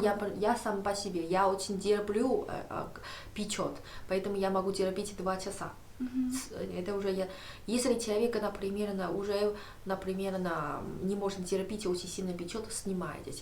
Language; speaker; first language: Russian; non-native, learner; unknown